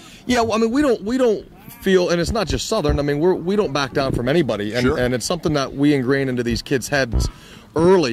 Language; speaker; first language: English; native; English